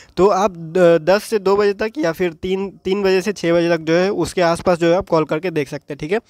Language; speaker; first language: Hindi; native; Hindi